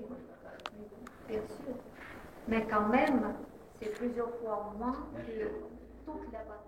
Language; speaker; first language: French; non-native, fluent; Russian